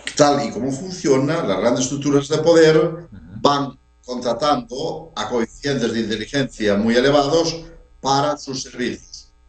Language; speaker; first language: Spanish; native; Spanish